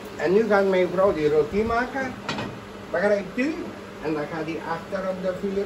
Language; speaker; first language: Dutch; non-native, local second language; Caribbean Hindustani